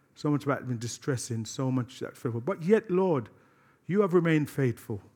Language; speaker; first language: English; native; English